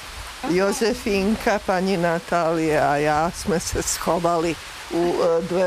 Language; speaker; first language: Czech; non-native, fluent; Serbian